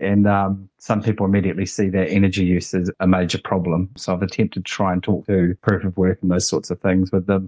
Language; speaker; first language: English; native; English